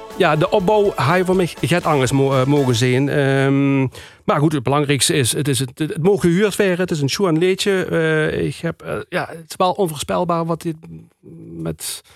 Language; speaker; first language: Dutch; native; Dutch